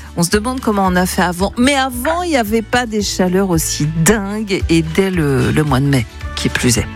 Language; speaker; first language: French; native; French